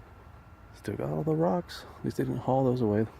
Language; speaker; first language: English; native; English